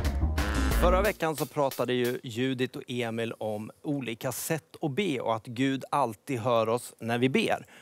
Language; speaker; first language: Swedish; native; Swedish